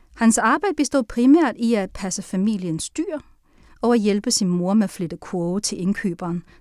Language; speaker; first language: Danish; early bilingual, other home language; Chinese